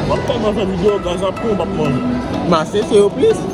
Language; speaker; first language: French; non-native, learner; Haitian Creole